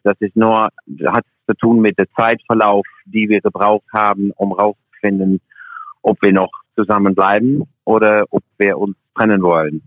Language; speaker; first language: German; non-native, fluent; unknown